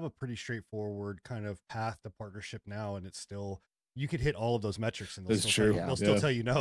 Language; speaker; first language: English; native; English